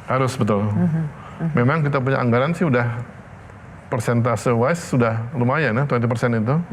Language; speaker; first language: Indonesian; native; Indonesian